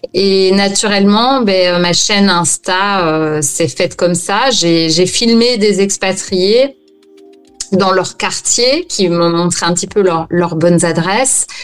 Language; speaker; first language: French; native; French